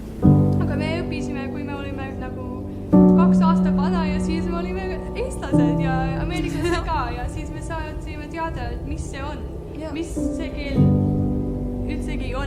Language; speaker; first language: Estonian; early bilingual, heritage; Estonian